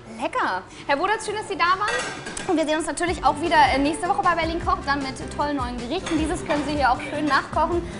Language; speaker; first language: German; native; German